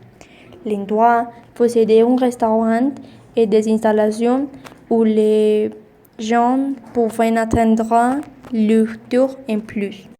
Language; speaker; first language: French; non-native, learner; Spanish